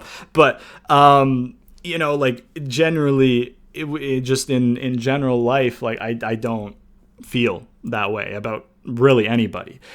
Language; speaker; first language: English; native; English